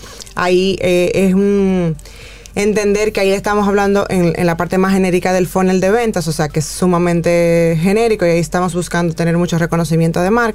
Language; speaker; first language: Spanish; native; Spanish